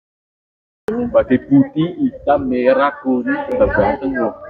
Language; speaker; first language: Indonesian; non-native, fluent; Spanish